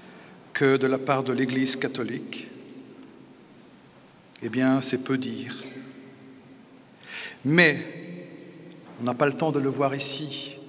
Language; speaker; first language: French; native; French